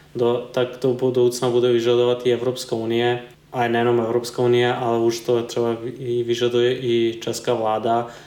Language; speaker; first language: Czech; non-native, fluent; Serbian